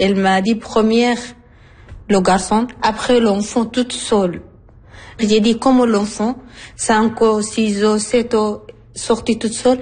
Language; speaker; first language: French; non-native, learner; Arabic